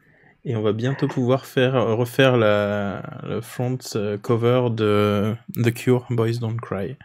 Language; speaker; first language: French; native; French